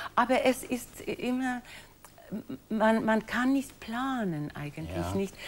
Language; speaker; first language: German; non-native, fluent; English